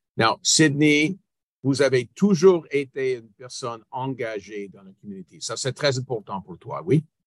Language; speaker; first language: French; non-native, local second language; English